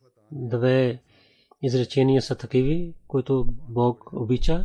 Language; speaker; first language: Bulgarian; non-native, learner; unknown